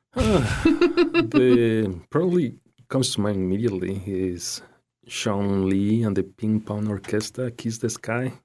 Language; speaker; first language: English; non-native, fluent; Spanish